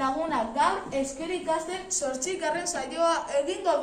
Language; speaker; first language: Basque; non-native, learner; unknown